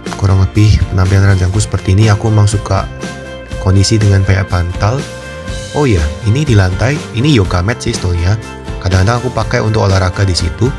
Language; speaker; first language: Indonesian; native; Indonesian